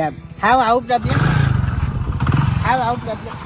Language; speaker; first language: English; non-native, learner; Gujarati